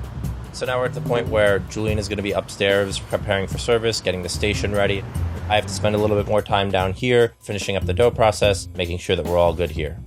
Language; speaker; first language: English; native; English